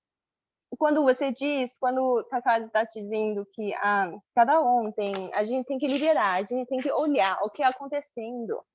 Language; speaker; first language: Portuguese; non-native, learner; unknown